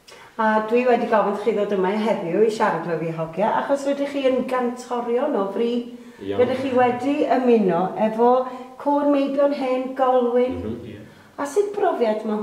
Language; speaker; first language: Welsh; native; Welsh